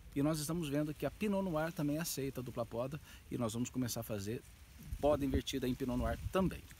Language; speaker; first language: Portuguese; native; Portuguese